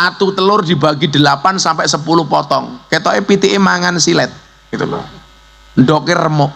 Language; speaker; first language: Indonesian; non-native, local second language; Javanese